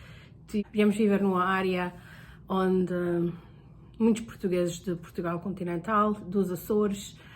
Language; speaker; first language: Portuguese; early bilingual, heritage; Portuguese